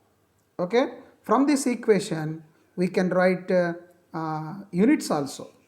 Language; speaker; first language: English; non-native, local second language; Telugu